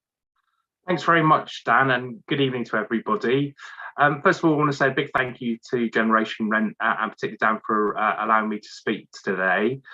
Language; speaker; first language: English; native; English